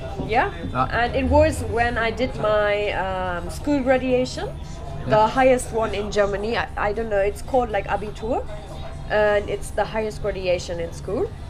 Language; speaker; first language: English; non-native, fluent; German